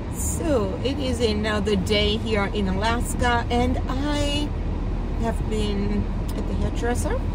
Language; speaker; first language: English; non-native, fluent; German